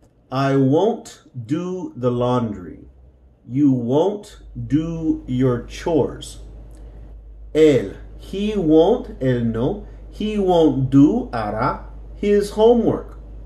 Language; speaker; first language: English; native; English